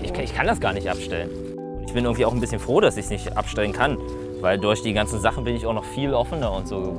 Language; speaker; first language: German; native; German